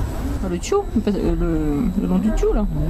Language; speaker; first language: French; native; French